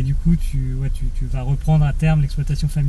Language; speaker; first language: French; native; French